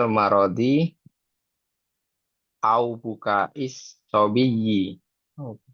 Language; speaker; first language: Arabic; non-native, learner; Indonesian